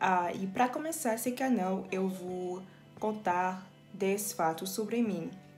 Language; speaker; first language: Portuguese; non-native, learner; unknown